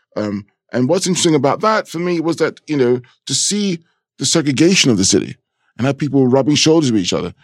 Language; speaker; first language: English; native; English